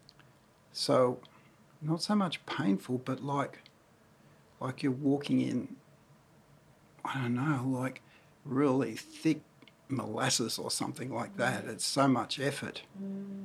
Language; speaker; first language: English; native; English